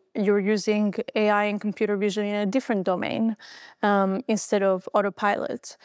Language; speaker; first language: English; non-native, fluent; Albanian